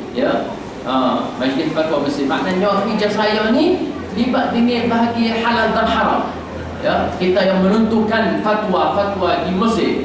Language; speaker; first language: Malay; non-native, fluent; Arabic